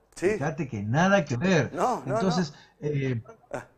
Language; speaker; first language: Spanish; native; Spanish